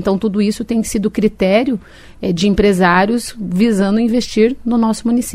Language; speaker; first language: Portuguese; native; Portuguese